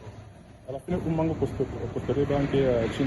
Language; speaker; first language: Italian; non-native, fluent; French